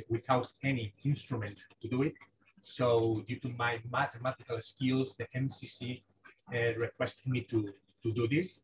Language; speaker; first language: English; non-native, fluent; Spanish